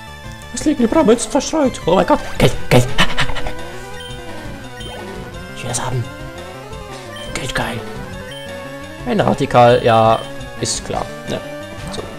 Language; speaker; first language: German; native; German